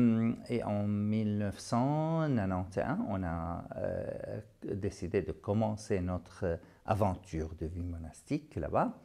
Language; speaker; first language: French; non-native, local second language; Arabic